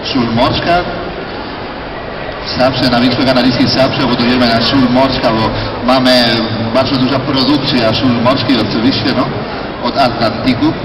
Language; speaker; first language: Polish; non-native, learner; Spanish